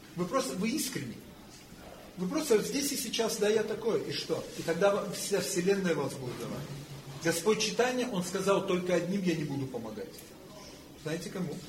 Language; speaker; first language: Russian; non-native, fluent; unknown